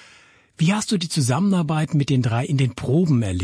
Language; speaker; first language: German; native; German